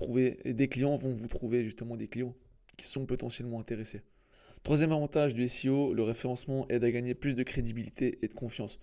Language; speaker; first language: French; native; French